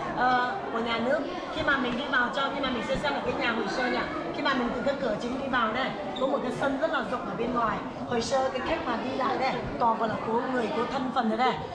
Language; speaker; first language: Vietnamese; non-native, fluent; Chinese